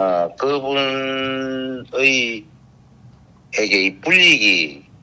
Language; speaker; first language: Korean; native; Korean